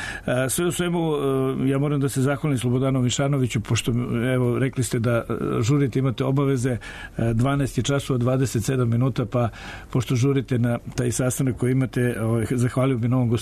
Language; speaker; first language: Serbian; native; Serbian